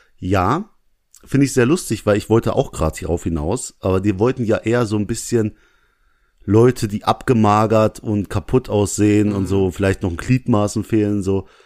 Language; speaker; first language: German; early bilingual, other home language; Urdu